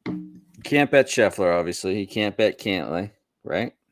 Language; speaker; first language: English; native; English